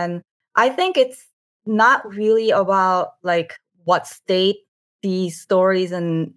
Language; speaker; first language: English; non-native, fluent; Korean